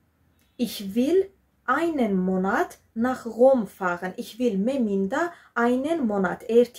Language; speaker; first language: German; non-native, fluent; Georgian